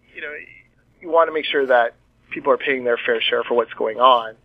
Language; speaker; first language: English; native; English